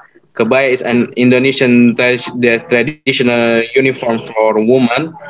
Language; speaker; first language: English; non-native, learner; Indonesian